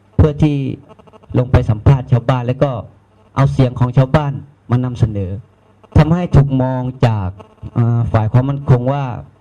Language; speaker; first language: Thai; non-native, local second language; Malay